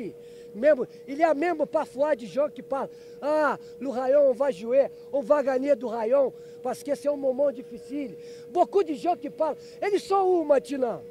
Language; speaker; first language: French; non-native, learner; Portuguese